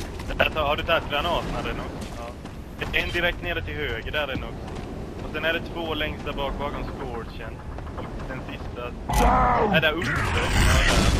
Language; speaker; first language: Swedish; native; Swedish